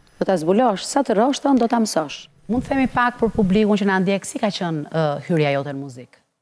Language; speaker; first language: Albanian; native; Albanian